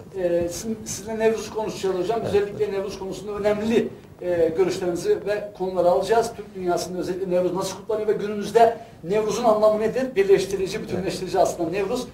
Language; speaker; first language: Turkish; native; Turkish